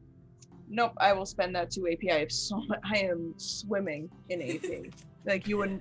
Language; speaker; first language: English; native; English